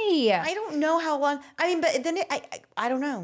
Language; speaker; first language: English; native; English